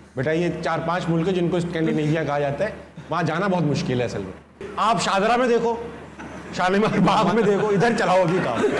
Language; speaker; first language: Urdu; native; Urdu